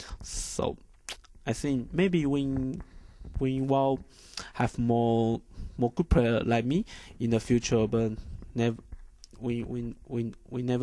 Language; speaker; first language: English; non-native, learner; Chinese